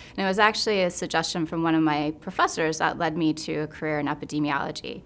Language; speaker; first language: English; native; English